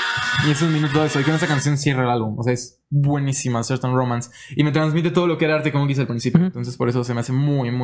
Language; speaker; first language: Spanish; native; Spanish